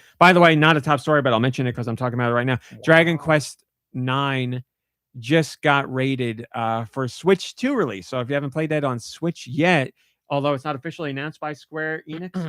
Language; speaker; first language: English; native; English